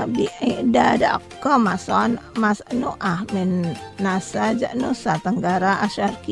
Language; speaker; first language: Arabic; non-native, fluent; Indonesian